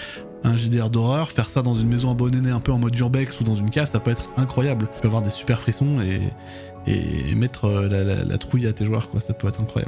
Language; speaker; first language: French; native; French